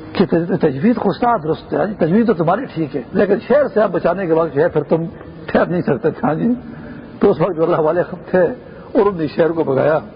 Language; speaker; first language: Urdu; non-native, local second language; Pashto